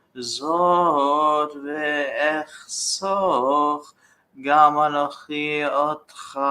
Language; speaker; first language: Hebrew; non-native, learner; English